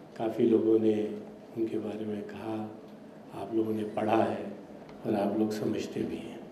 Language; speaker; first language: Urdu; native; Urdu